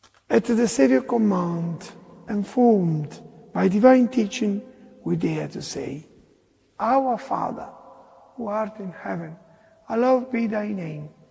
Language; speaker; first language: English; non-native, fluent; Italian